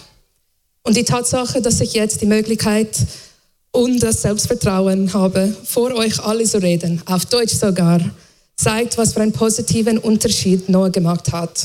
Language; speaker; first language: German; non-native, fluent; English